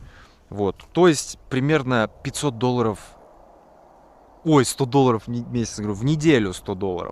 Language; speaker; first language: Russian; native; Russian